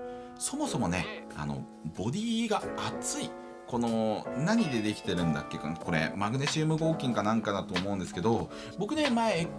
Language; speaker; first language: Japanese; native; Japanese